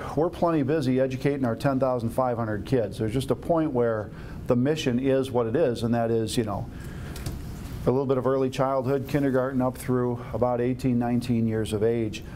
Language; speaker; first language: English; native; English